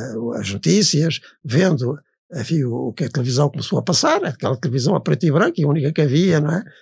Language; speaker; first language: Portuguese; native; Portuguese